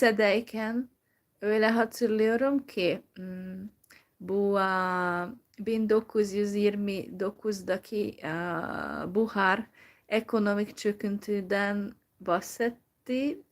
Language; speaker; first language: Turkish; non-native, fluent; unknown